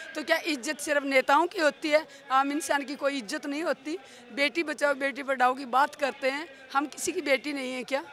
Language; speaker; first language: Hindi; native; Hindi